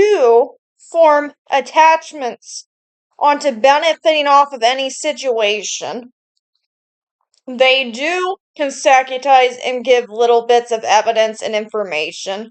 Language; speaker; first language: English; native; English